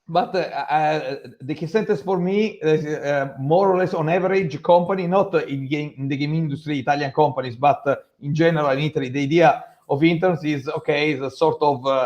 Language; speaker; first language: English; non-native, fluent; Italian